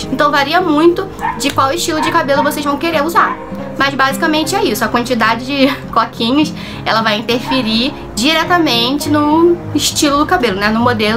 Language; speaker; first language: Portuguese; native; Portuguese